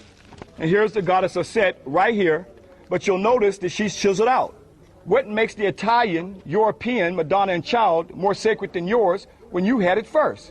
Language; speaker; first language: English; native; English